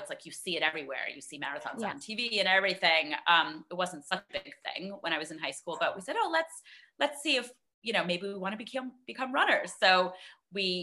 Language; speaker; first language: English; native; English